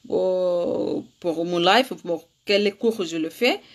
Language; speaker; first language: French; non-native, learner; Arabic